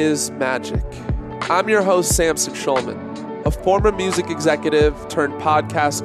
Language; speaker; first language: English; native; English